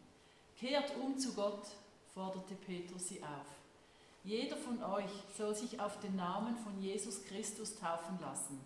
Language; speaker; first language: German; native; German